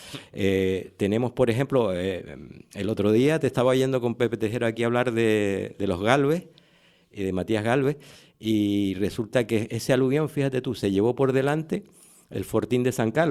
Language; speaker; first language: Spanish; native; Spanish